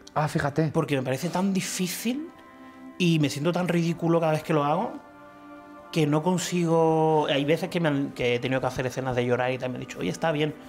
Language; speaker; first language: Spanish; native; Spanish